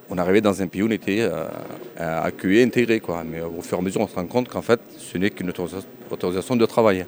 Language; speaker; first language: French; early bilingual, other home language; Kurdish